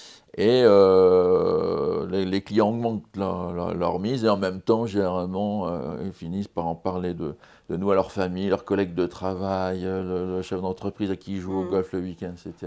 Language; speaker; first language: French; native; French